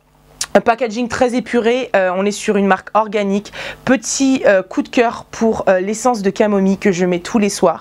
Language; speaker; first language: French; native; French